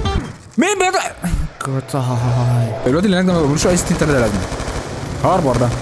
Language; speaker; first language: Arabic; native; Arabic